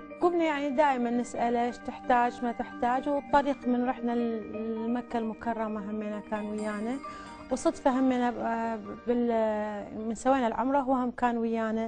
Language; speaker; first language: Arabic; native; Arabic